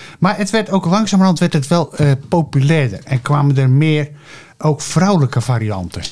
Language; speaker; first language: Dutch; native; Dutch